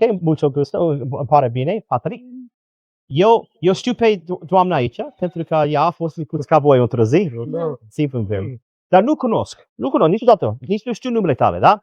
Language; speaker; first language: Romanian; non-native, learner; English